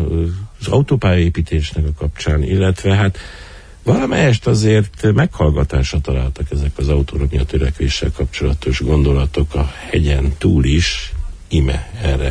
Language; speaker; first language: Hungarian; native; Hungarian